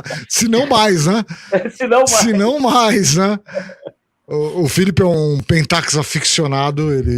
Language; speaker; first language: Portuguese; native; Portuguese